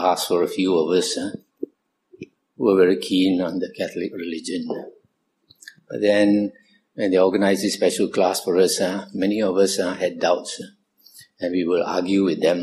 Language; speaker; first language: English; non-native, local second language; Min Nan Chinese